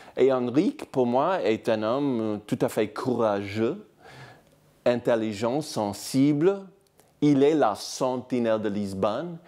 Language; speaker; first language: French; non-native, fluent; English